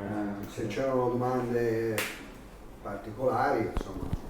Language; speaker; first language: Italian; native; Italian